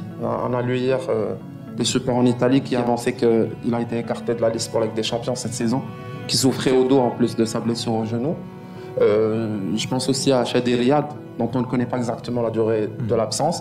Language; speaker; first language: French; non-native, local second language; Arabic